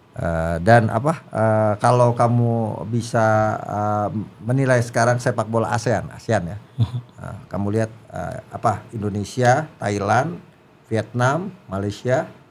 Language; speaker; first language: Indonesian; native; Indonesian